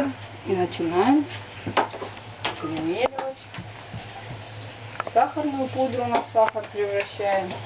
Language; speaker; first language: Russian; native; Russian